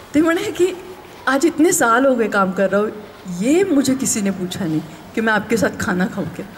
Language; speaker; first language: Hindi; non-native, local second language; Marathi